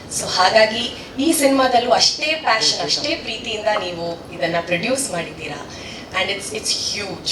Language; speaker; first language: Kannada; non-native, local second language; Tamil